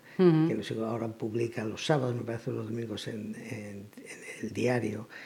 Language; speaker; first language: Spanish; native; Spanish